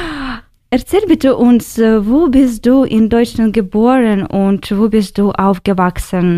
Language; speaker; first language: German; non-native, fluent; Ukrainian